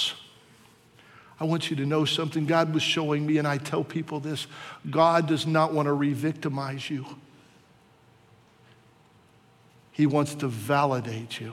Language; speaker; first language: English; native; English